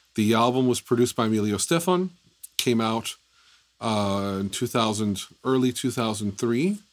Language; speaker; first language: English; native; English